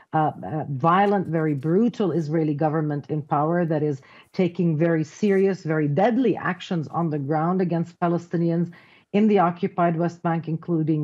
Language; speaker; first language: English; non-native, fluent; Arabic